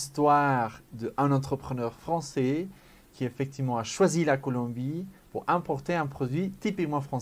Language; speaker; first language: French; non-native, fluent; Spanish